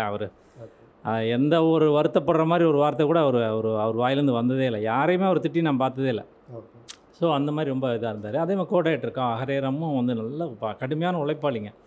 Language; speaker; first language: Tamil; native; Tamil